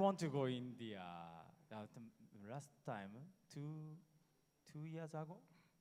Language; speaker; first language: English; non-native, learner; Japanese